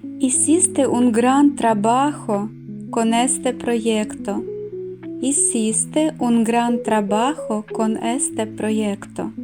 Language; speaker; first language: Spanish; non-native, fluent; Ukrainian